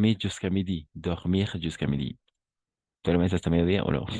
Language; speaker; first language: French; non-native, fluent; Spanish